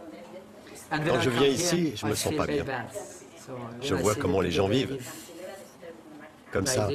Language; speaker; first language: French; non-native, fluent; Persian